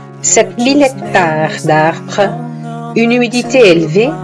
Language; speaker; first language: French; non-native, fluent; Italian